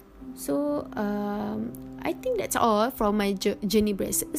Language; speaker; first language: English; non-native, local second language; Malay